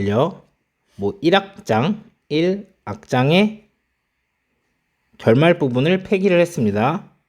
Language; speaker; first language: Korean; native; Korean